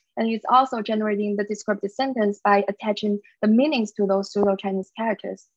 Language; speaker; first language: English; non-native, fluent; Chinese